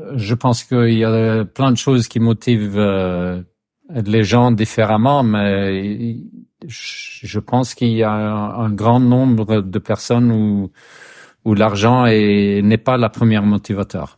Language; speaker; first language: French; non-native, fluent; Swedish